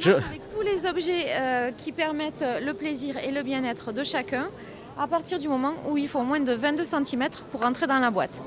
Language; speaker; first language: French; native; French